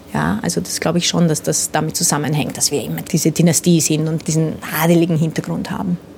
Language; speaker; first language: German; early bilingual, other home language; Hungarian